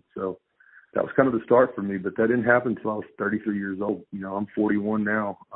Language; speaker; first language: English; native; English